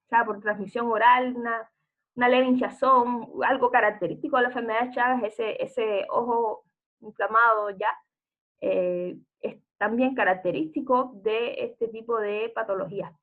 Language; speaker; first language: Spanish; native; Spanish